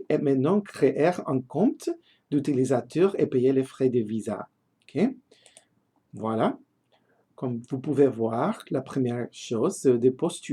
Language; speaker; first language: French; non-native, learner; English